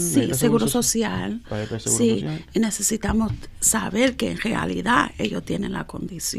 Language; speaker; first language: Spanish; early bilingual, heritage; Spanish